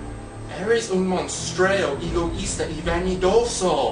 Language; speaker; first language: Spanish; non-native, learner; English